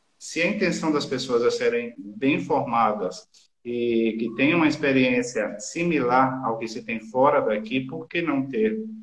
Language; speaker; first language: Portuguese; native; Portuguese